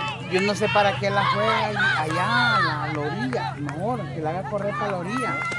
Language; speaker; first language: Spanish; native; Spanish